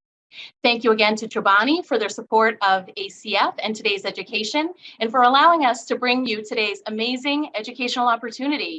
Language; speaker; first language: English; native; English